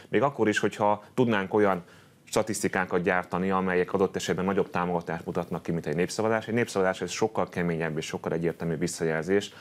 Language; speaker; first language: Hungarian; native; Hungarian